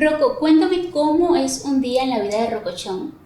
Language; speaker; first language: Spanish; native; Spanish